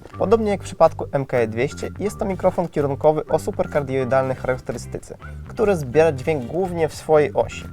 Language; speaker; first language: Polish; native; Polish